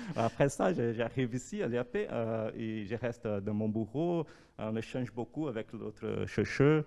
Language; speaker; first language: French; non-native, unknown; Portuguese